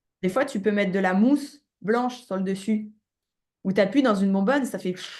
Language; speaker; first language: French; native; French